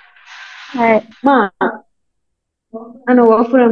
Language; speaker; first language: Japanese; non-native, learner; Indonesian